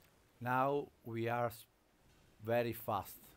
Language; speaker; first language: English; non-native, learner; Italian